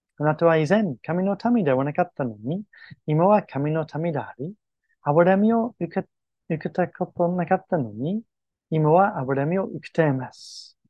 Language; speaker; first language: Japanese; non-native, fluent; English